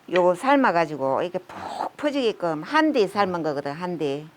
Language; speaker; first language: Korean; native; Korean